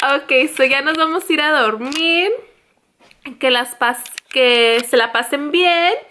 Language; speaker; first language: Spanish; early bilingual, heritage; Spanish